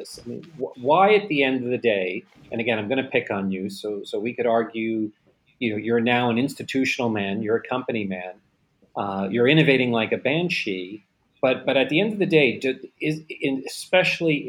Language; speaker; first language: English; native; English